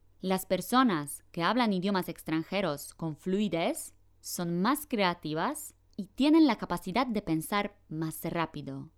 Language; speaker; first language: Spanish; non-native, fluent; Polish